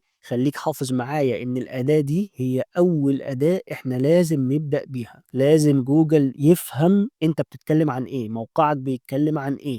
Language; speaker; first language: Arabic; native; Arabic